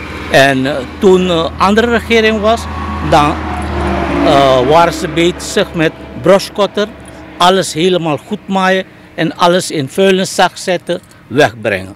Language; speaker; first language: Dutch; non-native, local second language; Caribbean Hindustani